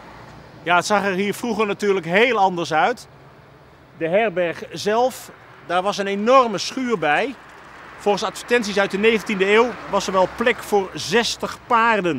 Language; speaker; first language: Dutch; native; Dutch